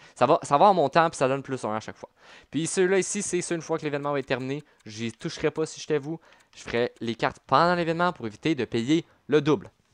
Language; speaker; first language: French; native; French